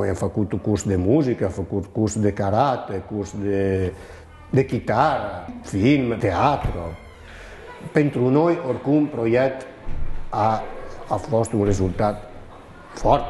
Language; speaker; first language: Romanian; non-native, fluent; Italian